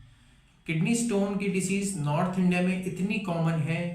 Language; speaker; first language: Hindi; native; Hindi